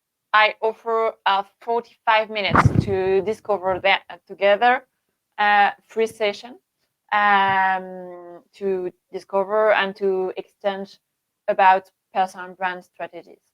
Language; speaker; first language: English; non-native, learner; French